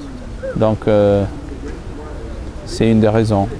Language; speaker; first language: French; non-native, fluent; Italian